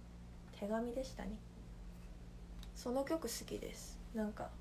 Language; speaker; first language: Japanese; non-native, fluent; Korean